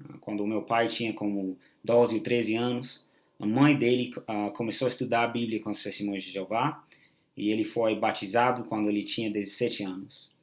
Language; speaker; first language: Portuguese; non-native, fluent; English